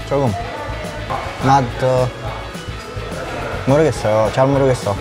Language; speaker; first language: Korean; non-native, learner; Italian